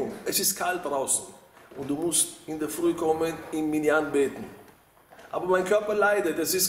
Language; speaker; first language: German; non-native, fluent; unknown